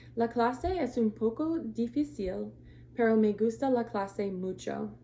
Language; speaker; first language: Spanish; non-native, learner; English